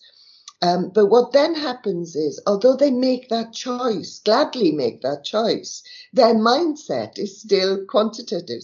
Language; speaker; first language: English; native; English